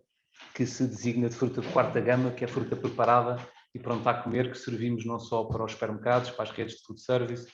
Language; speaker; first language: Portuguese; native; Portuguese